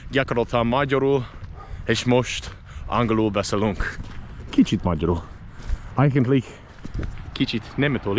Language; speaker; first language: Hungarian; non-native, learner; English